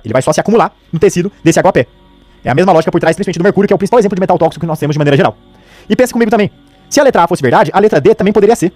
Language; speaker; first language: Portuguese; native; Portuguese